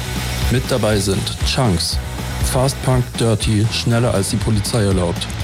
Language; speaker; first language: German; native; German